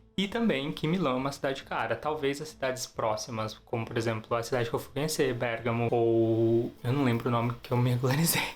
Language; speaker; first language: Portuguese; native; Portuguese